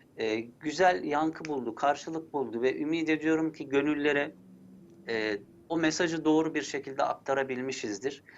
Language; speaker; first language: Turkish; early bilingual, heritage; Turkish